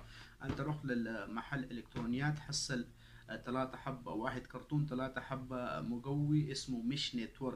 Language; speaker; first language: Arabic; non-native, learner; Urdu